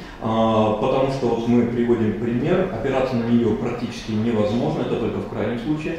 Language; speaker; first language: Russian; native; Russian